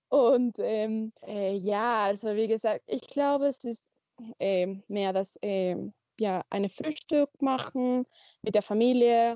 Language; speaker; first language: German; non-native, learner; Spanish